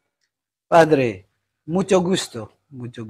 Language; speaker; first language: Spanish; non-native, learner; Indonesian